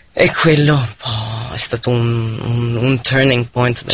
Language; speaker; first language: Italian; non-native, fluent; Arabic